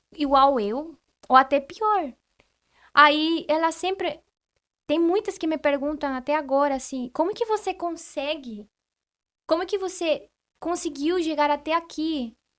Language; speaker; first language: Portuguese; non-native, fluent; Spanish